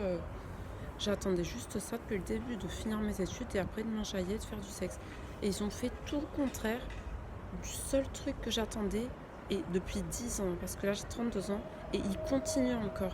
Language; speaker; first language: French; native; French